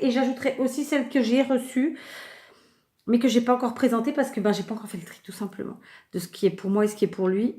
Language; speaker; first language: French; native; French